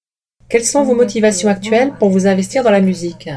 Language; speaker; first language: French; native; French